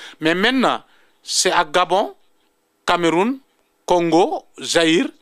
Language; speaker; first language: French; non-native, local second language; Fula